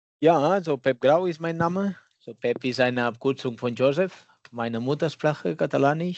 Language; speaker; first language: German; non-native, fluent; Catalan